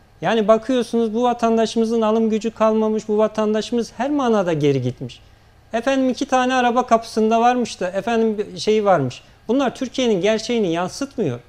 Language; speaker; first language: Turkish; native; Turkish